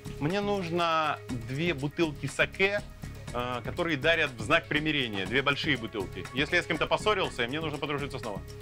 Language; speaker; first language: Russian; native; Russian